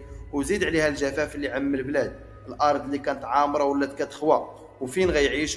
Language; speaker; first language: Arabic; native; Arabic